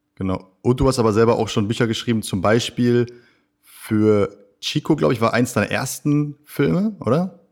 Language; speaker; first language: German; native; German